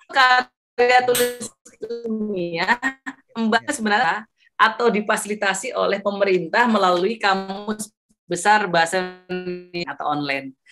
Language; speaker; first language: Indonesian; non-native, local second language; Javanese